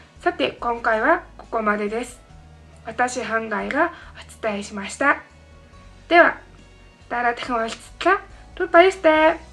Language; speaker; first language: Japanese; non-native, fluent; Mongolian